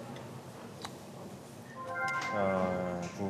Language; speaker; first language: Korean; native; Korean